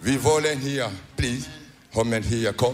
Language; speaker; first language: English; non-native, learner; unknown